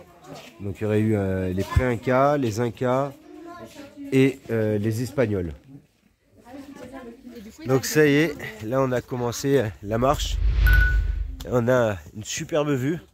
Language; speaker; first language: French; native; French